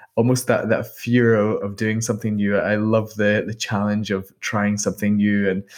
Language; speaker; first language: English; native; English